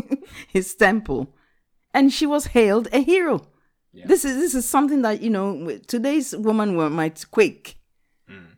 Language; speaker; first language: English; non-native, local second language; Akan